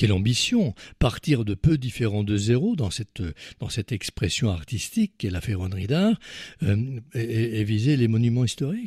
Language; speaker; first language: French; native; French